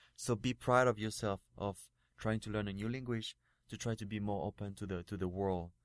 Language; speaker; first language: English; non-native, fluent; French